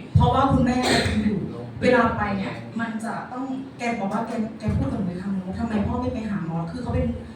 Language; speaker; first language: Thai; native; Thai